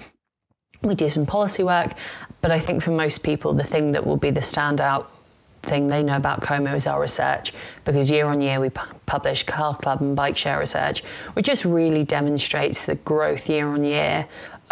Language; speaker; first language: English; native; English